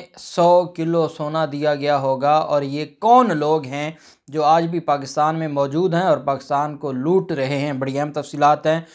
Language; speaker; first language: Urdu; non-native, local second language; Punjabi